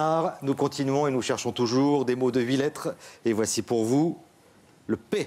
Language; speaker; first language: French; native; French